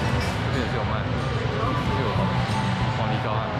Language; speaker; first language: Chinese; native; Chinese